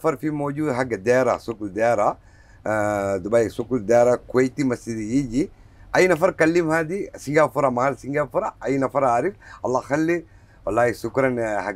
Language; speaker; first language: Arabic; non-native, learner; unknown